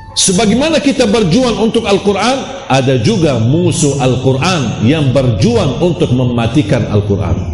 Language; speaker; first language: Malay; non-native, fluent; Arabic